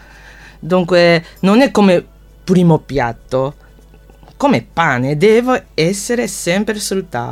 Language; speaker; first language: Italian; non-native, fluent; Japanese